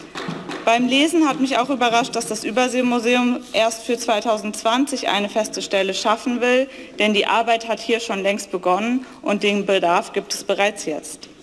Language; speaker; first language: German; native; German